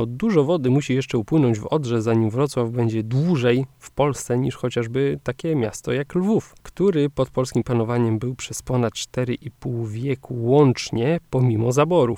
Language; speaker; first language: Polish; native; Polish